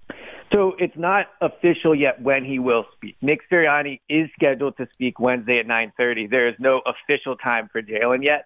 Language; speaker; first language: English; native; English